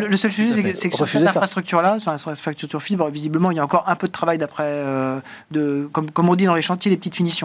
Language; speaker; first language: French; native; French